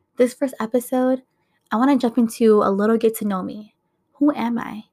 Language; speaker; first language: English; native; English